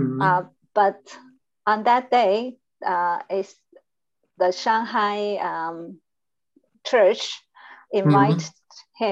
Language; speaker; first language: English; non-native, learner; Chinese